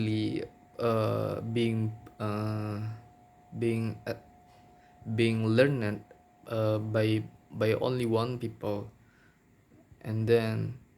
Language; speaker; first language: English; non-native, local second language; Minangkabau